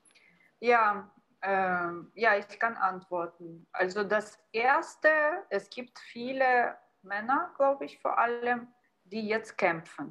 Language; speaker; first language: German; non-native, fluent; Ukrainian